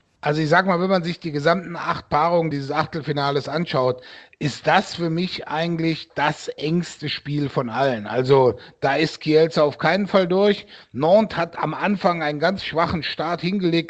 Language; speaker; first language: German; native; German